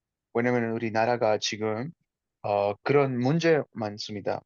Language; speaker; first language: Korean; non-native, fluent; Spanish